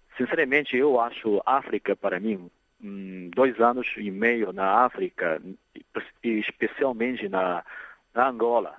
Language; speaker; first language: Portuguese; non-native, fluent; Chinese